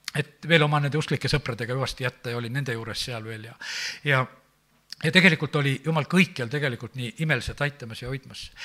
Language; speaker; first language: Estonian; native; Estonian